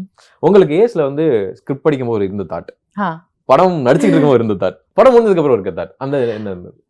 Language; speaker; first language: Tamil; native; Tamil